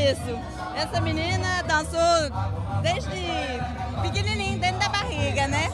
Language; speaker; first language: Portuguese; early bilingual, heritage; French